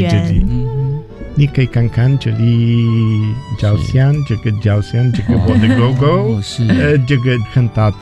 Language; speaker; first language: Chinese; non-native, learner; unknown